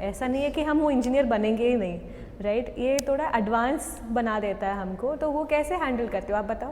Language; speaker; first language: Hindi; non-native, local second language; Tamil